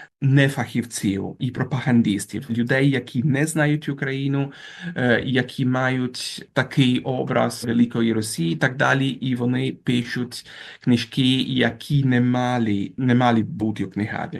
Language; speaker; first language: Ukrainian; non-native, fluent; Italian